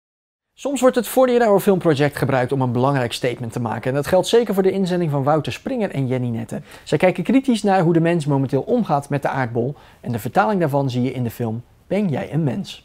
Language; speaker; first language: Dutch; native; Dutch